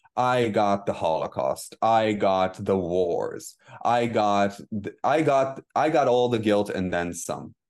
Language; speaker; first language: English; early bilingual, heritage; Hebrew